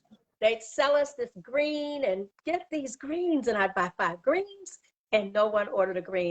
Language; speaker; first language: English; native; English